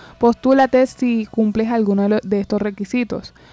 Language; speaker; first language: Spanish; native; Spanish